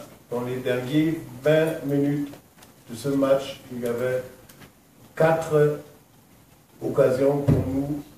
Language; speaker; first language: French; non-native, fluent; German